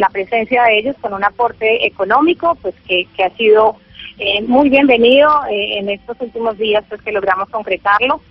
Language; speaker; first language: Spanish; native; Spanish